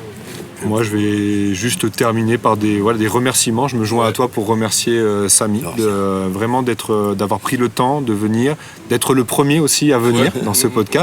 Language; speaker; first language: French; native; French